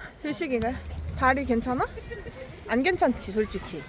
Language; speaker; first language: Korean; native; Korean